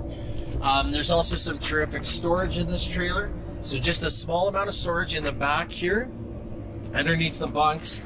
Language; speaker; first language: English; native; English